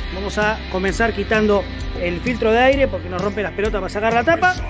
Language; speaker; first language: Spanish; native; Spanish